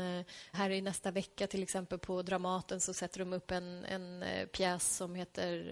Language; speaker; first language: Swedish; native; Swedish